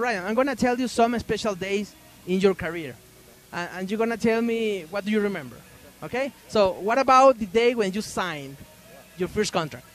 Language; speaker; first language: English; non-native, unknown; Spanish